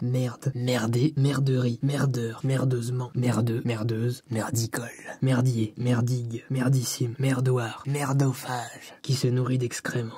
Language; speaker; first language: French; native; French